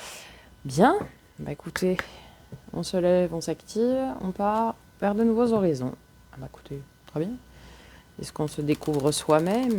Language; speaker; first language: French; native; French